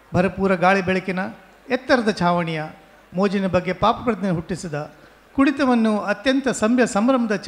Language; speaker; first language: Kannada; non-native, local second language; Konkani